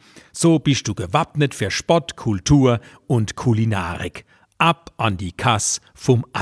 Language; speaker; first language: German; native; German